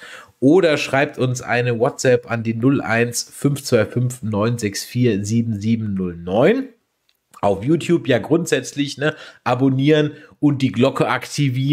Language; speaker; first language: German; native; German